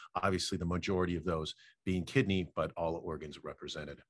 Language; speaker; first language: English; native; English